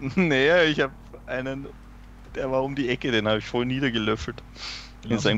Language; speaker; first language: German; native; German